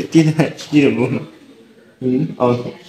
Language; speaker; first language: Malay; non-native, learner; Chinese